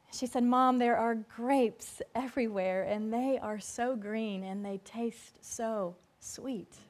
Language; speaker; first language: English; native; English